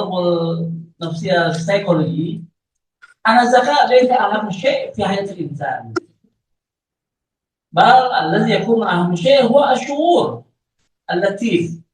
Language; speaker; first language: Arabic; non-native, learner; Malay